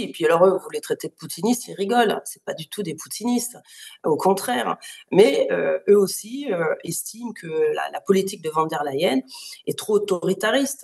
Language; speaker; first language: French; native; French